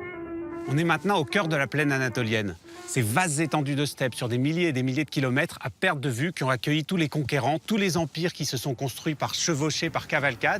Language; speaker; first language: French; native; French